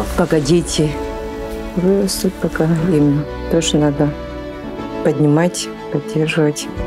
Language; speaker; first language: Russian; non-native, local second language; Kyrgyz